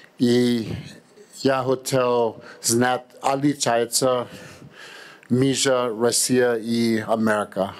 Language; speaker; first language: Russian; non-native, learner; English